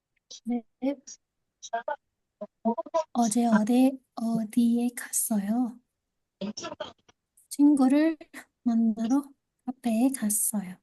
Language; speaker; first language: Korean; non-native, learner; Indonesian